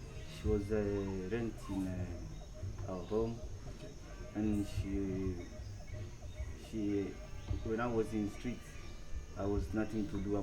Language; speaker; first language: English; non-native, local second language; Swahili